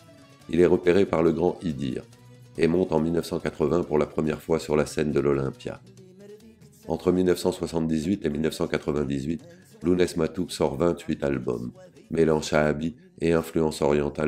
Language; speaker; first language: French; native; French